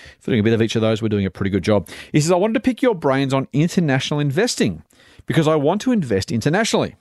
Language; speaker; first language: English; native; English